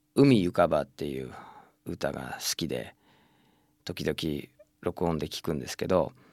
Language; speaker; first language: Japanese; non-native, fluent; English